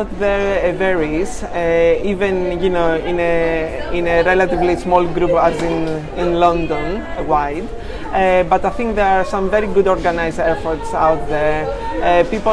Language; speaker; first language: English; non-native, fluent; Greek